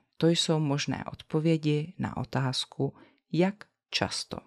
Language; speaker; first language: Czech; native; Czech